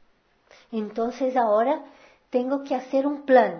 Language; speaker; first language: Spanish; non-native, fluent; Portuguese